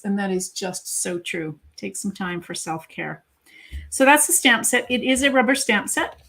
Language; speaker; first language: English; native; English